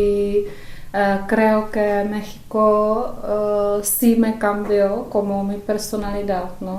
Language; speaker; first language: Spanish; non-native, fluent; Czech